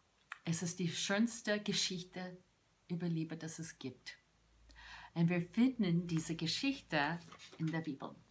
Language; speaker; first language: German; non-native, fluent; English